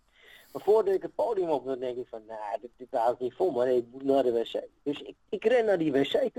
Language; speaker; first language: Dutch; native; Dutch